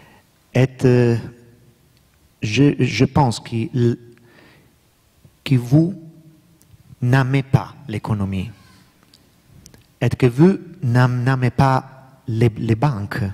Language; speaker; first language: French; non-native, learner; Italian